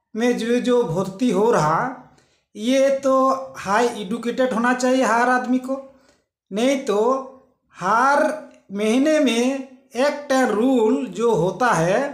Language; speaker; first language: Hindi; non-native, local second language; Santali